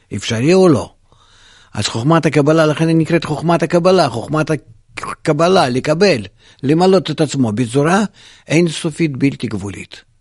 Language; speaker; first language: Hebrew; non-native, fluent; Russian